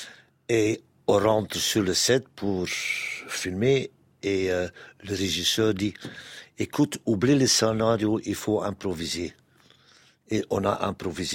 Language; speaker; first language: French; non-native, local second language; Dutch